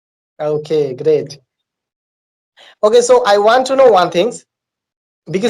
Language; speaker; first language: English; non-native, learner; Bangla